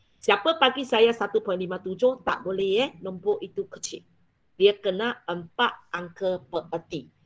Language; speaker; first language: Malay; non-native, local second language; Chinese